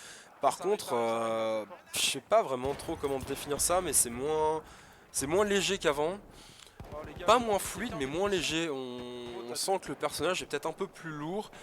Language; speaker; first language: French; native; French